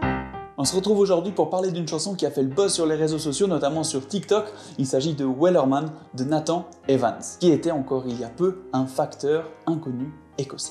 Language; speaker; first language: French; native; French